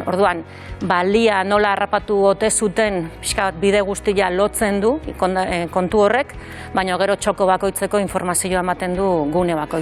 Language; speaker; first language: Basque; native; Basque